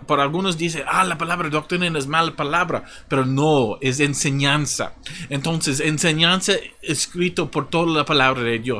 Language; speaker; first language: Spanish; non-native, fluent; English